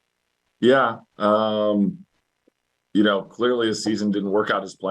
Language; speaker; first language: English; native; English